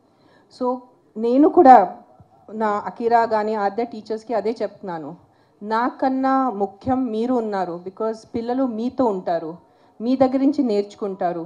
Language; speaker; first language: Telugu; non-native, local second language; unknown